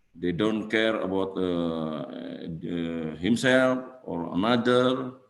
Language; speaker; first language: English; non-native, fluent; Indonesian